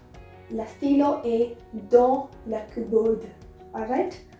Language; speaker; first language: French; non-native, learner; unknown